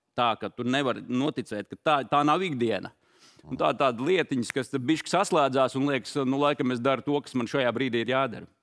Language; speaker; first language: Latvian; native; Latvian